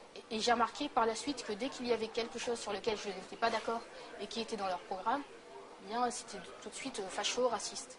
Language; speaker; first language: French; native; French